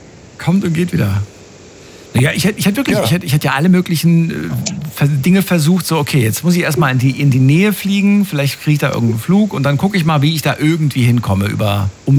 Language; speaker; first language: German; native; German